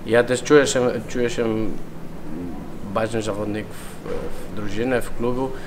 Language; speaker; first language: Polish; non-native, learner; Spanish